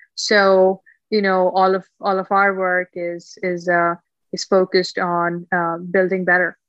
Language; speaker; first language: English; non-native, local second language; Punjabi